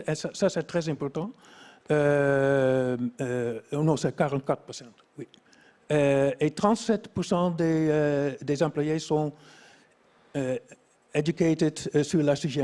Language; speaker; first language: French; non-native, fluent; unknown